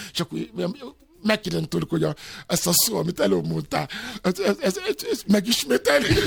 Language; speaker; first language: Hungarian; non-native, fluent; Yoruba